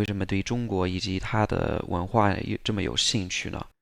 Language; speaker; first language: Chinese; non-native, fluent; English